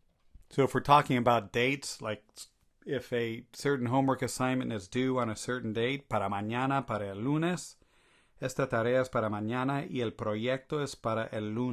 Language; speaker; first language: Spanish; non-native, fluent; English